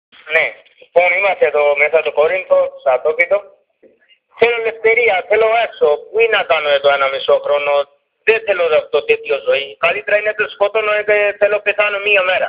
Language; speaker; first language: Greek; non-native, learner; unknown